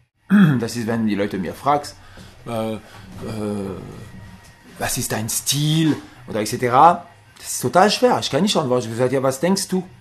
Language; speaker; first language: German; non-native, learner; French